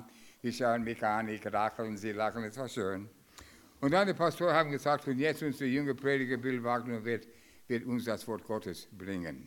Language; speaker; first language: German; non-native, fluent; English